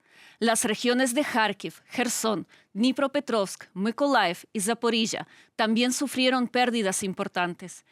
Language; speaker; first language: Spanish; non-native, fluent; Ukrainian